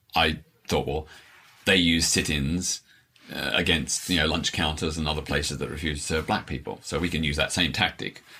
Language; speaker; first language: English; native; English